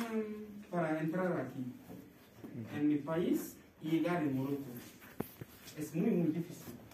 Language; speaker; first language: Spanish; non-native, learner; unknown